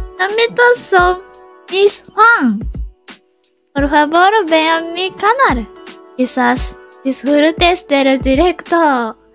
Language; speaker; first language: Spanish; non-native, learner; Japanese